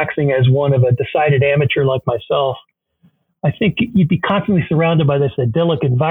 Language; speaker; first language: English; native; English